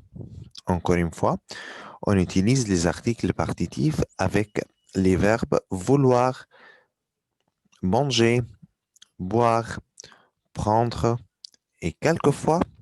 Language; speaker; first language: French; non-native, fluent; Arabic